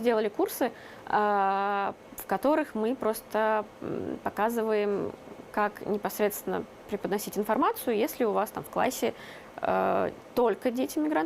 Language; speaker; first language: Russian; native; Russian